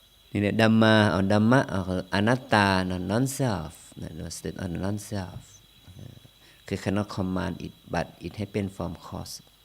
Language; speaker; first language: English; non-native, learner; Thai